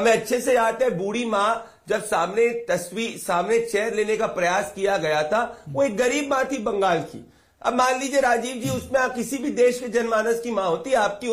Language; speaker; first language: Hindi; native; Hindi